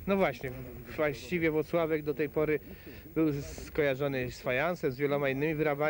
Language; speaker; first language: Polish; native; Polish